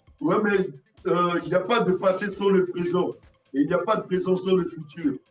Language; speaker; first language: French; non-native, local second language; Sango